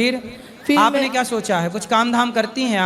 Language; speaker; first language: Hindi; native; Hindi